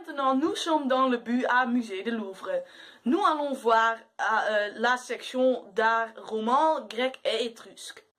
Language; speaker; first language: French; non-native, learner; Dutch